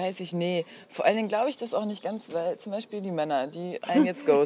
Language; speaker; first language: German; native; German